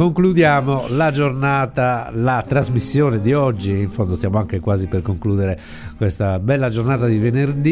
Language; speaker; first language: Italian; native; Italian